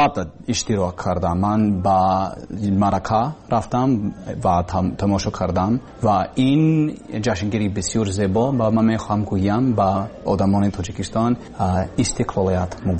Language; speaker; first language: Persian; non-native, learner; English